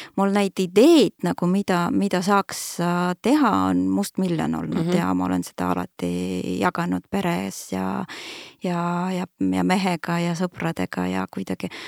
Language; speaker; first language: Estonian; non-native, local second language; Russian